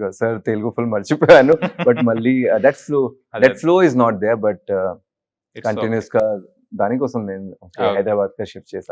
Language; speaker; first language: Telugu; non-native, learner; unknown